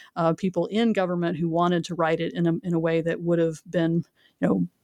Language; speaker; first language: English; native; English